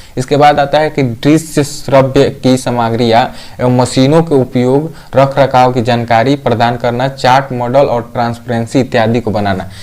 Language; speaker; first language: Hindi; native; Hindi